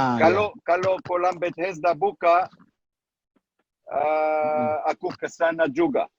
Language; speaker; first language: Indonesian; non-native, learner; Hebrew